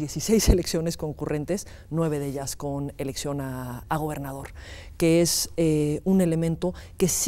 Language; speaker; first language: Spanish; native; Spanish